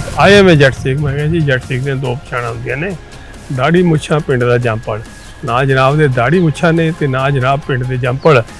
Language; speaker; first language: Punjabi; native; Punjabi